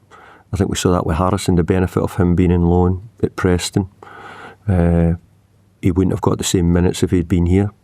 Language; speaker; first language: English; native; English